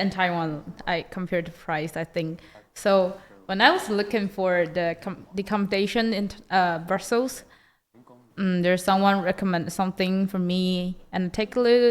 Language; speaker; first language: English; non-native, learner; Chinese